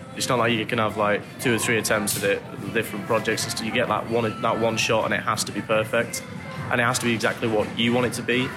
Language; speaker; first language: English; native; English